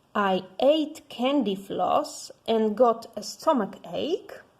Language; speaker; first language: English; non-native, fluent; Polish